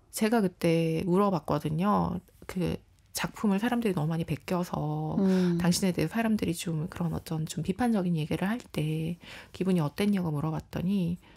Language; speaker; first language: Korean; native; Korean